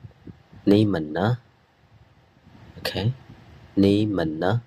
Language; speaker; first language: Chinese; non-native, fluent; Khmer